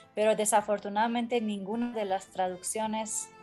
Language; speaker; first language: Spanish; non-native, fluent; Persian